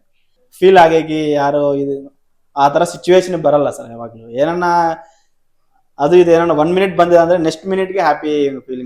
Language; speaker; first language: Kannada; non-native, local second language; Telugu